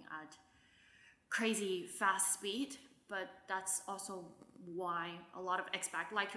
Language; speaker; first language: English; non-native, local second language; Wu Chinese